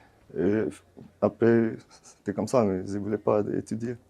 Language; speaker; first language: French; non-native, fluent; Nepali